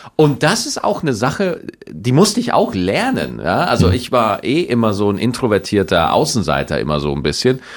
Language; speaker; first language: German; native; German